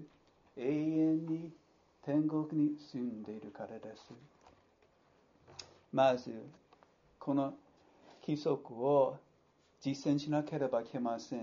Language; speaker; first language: Japanese; non-native, fluent; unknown